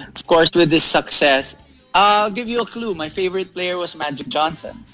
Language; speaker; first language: English; non-native, local second language; Filipino